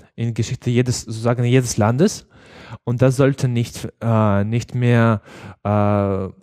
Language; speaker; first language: German; non-native, learner; Ukrainian